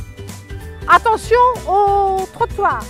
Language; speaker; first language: French; native; French